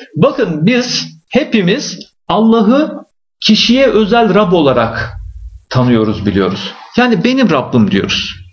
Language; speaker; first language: Turkish; native; Turkish